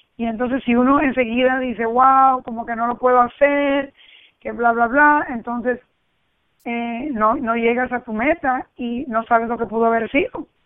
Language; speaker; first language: Spanish; early bilingual, heritage; Spanish